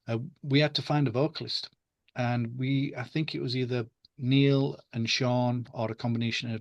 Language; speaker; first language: English; native; English